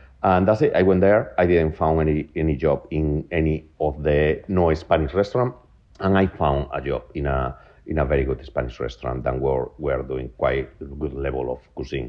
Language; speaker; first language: English; non-native, fluent; Spanish